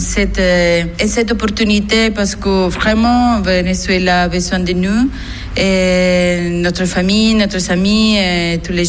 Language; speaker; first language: French; non-native, learner; Spanish